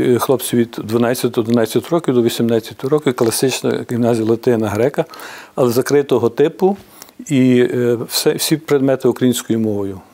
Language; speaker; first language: Ukrainian; early bilingual, heritage; Ukrainian